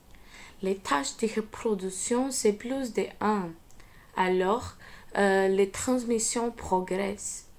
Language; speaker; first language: French; non-native, learner; Portuguese